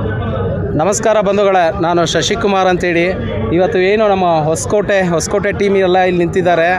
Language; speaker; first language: Kannada; native; Kannada